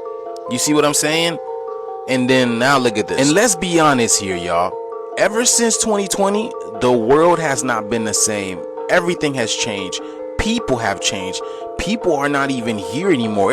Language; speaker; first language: English; native; English